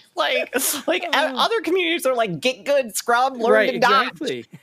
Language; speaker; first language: English; native; English